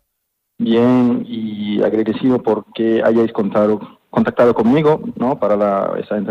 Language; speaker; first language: Spanish; non-native, fluent; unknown